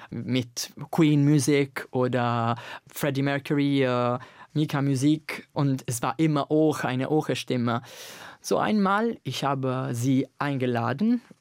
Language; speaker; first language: German; non-native, learner; Italian